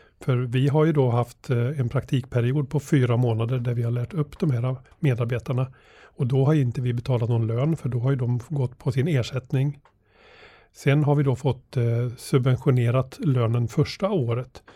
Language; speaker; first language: Swedish; native; Swedish